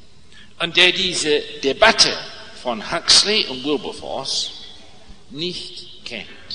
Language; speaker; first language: German; non-native, fluent; English